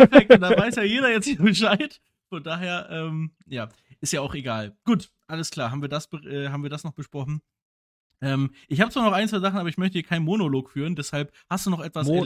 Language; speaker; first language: German; native; German